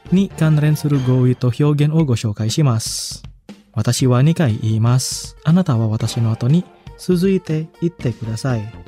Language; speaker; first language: Japanese; non-native, fluent; Indonesian